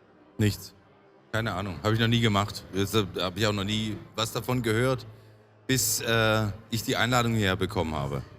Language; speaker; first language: German; native; German